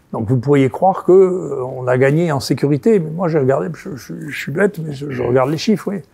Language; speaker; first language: French; native; French